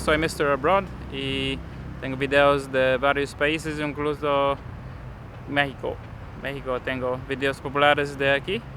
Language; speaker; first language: Spanish; non-native, learner; English